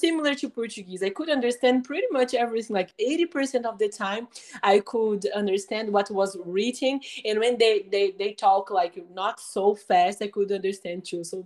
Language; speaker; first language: English; non-native, fluent; Portuguese